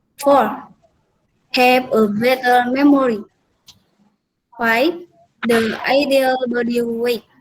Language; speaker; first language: English; non-native, learner; Indonesian